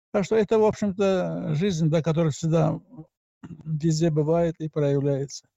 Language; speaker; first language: Russian; non-native, local second language; Azerbaijani